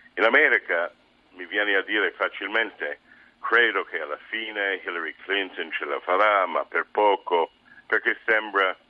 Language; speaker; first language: Italian; non-native, fluent; English